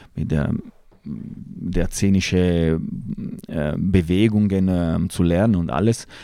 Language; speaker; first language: German; non-native, fluent; Italian